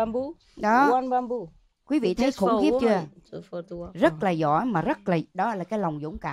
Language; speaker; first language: Vietnamese; native; Vietnamese